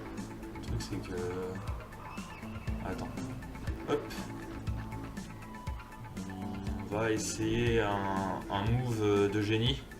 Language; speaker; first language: French; native; French